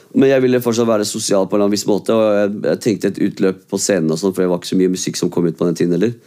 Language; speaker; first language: Norwegian; early bilingual, other home language; Kurdish